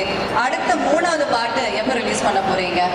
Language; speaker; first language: Tamil; native; Tamil